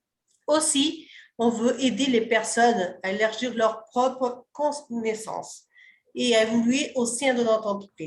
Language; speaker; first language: French; early bilingual, other home language; Portuguese